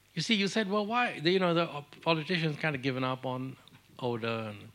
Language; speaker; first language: English; non-native, local second language; Urdu